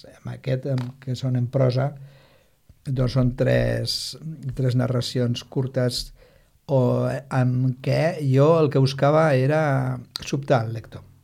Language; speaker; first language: Catalan; non-native, local second language; Spanish